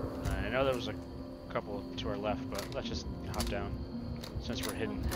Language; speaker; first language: English; native; English